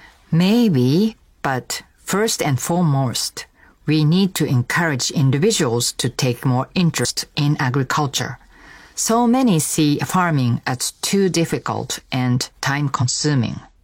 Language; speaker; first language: English; non-native, fluent; Japanese